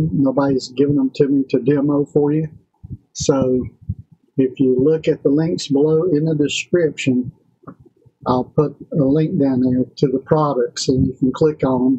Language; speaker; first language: English; native; English